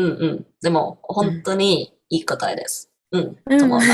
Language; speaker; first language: Japanese; non-native, learner; Swedish